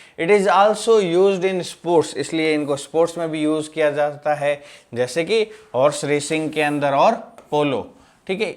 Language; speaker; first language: Hindi; non-native, local second language; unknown